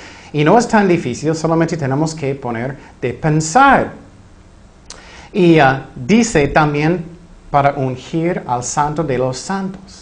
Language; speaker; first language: Spanish; non-native, fluent; English